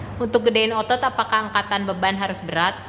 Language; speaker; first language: Indonesian; native; Indonesian